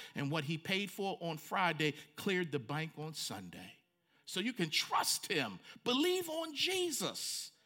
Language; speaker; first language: English; native; English